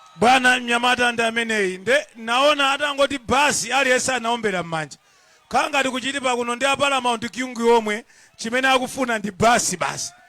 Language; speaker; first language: Nyanja; non-native, local second language; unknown